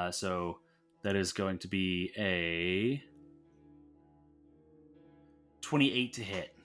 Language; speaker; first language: English; native; English